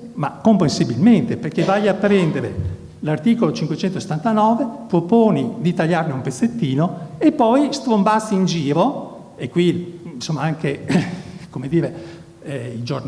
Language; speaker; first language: Italian; native; Italian